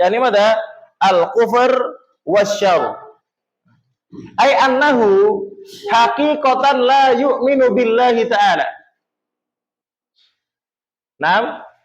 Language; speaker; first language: Arabic; non-native, learner; Indonesian